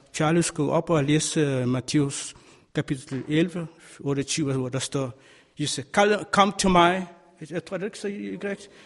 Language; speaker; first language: Danish; non-native, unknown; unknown